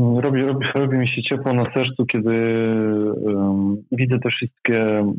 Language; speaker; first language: Polish; non-native, fluent; Ukrainian